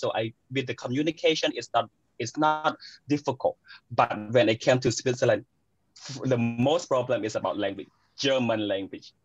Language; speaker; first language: English; non-native, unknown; Khmer